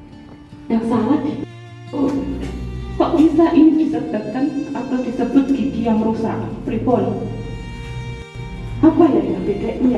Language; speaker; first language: Indonesian; non-native, local second language; Javanese